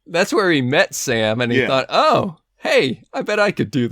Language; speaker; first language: English; native; English